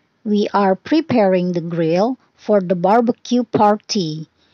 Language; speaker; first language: English; non-native, fluent; Indonesian